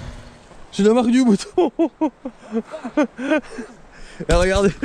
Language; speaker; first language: French; native; French